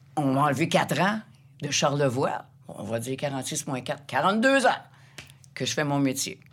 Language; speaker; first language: French; native; French